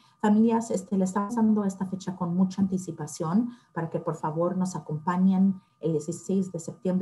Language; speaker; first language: Spanish; early bilingual, heritage; Spanish